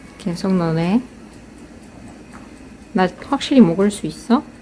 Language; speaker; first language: Korean; non-native, fluent; Russian